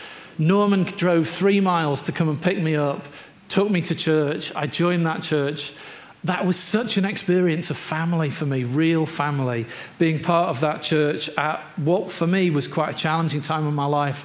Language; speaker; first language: English; native; English